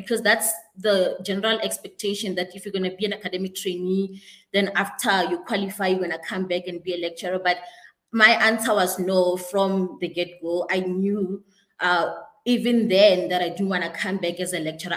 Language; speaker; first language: English; non-native, local second language; Northern Sotho